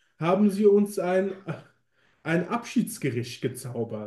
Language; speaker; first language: German; native; German